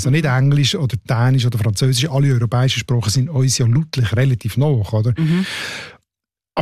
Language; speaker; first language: German; native; German